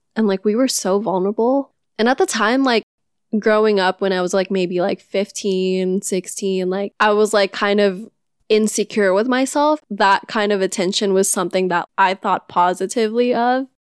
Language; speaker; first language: English; non-native, local second language; Filipino